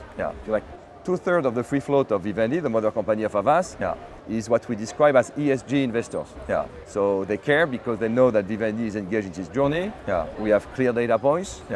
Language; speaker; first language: English; non-native, fluent; French